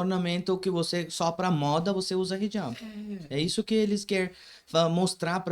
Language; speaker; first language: Portuguese; non-native, learner; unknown